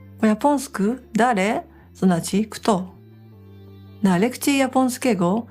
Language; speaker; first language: Polish; non-native, fluent; Japanese